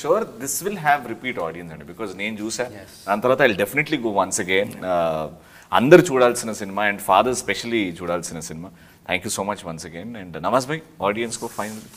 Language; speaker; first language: Telugu; native; Telugu